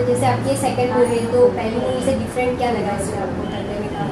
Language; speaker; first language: Hindi; native; Hindi